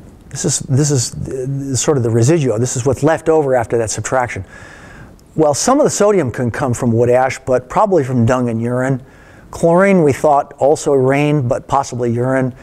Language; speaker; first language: English; native; English